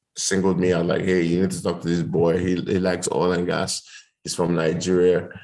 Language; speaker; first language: English; non-native, local second language; Yoruba